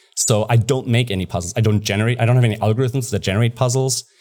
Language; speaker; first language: English; non-native, fluent; German